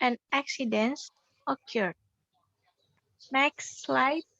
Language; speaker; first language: English; non-native, learner; Indonesian